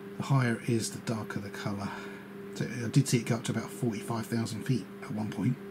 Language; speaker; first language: English; native; English